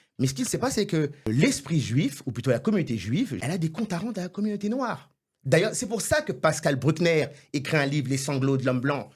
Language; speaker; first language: French; non-native, local second language; Haitian Creole